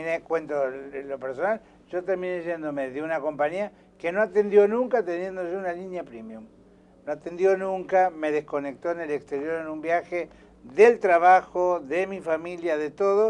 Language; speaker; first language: Spanish; native; Spanish